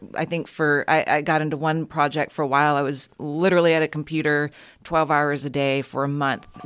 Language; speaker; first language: English; native; English